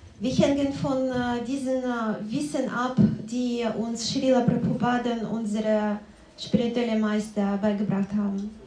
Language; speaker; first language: German; non-native, fluent; Russian